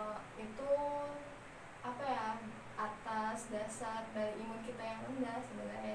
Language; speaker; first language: Indonesian; native; Indonesian